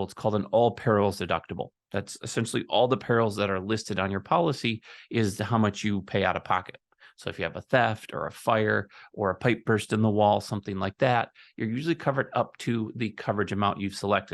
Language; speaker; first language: English; native; English